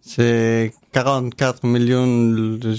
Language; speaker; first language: French; non-native, learner; Persian